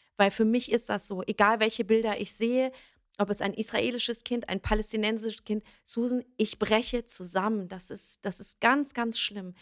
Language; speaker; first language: German; early bilingual, other home language; Persian